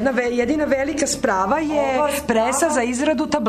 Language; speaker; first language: Serbian; native; Serbian